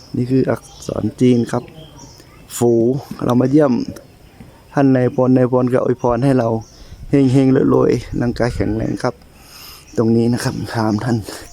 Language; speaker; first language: Thai; native; Thai